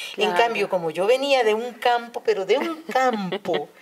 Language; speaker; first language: Spanish; native; Spanish